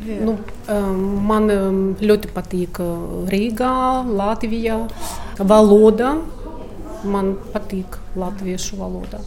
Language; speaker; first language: Latvian; non-native, learner; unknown